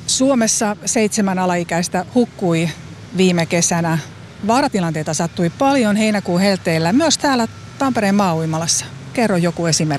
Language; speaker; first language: Finnish; native; Finnish